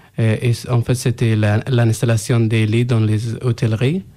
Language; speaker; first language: French; non-native, learner; Persian